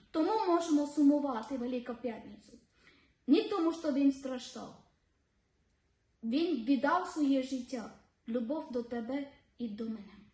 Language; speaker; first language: Ukrainian; non-native, learner; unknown